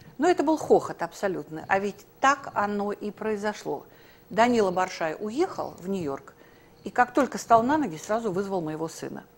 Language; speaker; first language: Russian; native; Russian